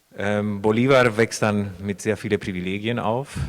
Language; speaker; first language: German; non-native, fluent; Spanish